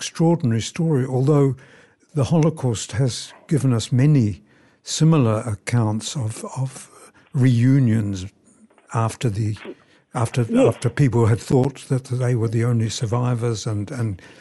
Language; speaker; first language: English; native; English